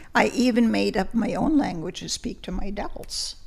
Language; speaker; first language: English; early bilingual, other home language; Lithuanian